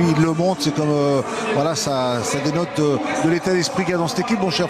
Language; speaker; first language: French; native; French